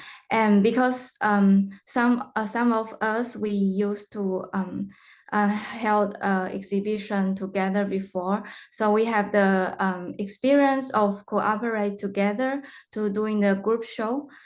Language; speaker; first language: English; non-native, fluent; Chinese